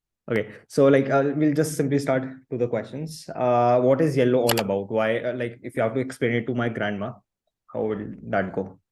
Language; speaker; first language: English; non-native, local second language; Hindi